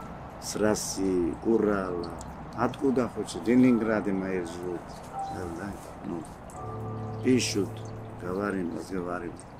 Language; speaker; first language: Russian; non-native, fluent; Georgian